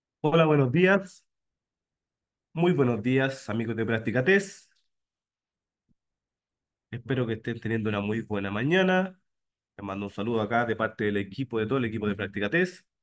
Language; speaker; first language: Spanish; native; Spanish